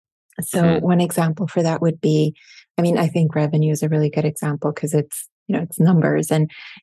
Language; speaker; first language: English; non-native, fluent; German